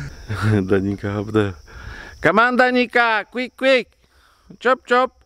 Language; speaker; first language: English; non-native, fluent; Polish